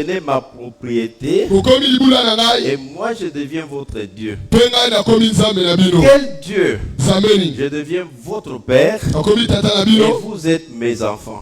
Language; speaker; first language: French; non-native, local second language; Luba-Lulua